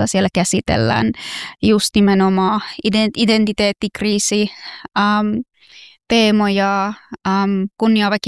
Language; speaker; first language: Finnish; non-native, fluent; Persian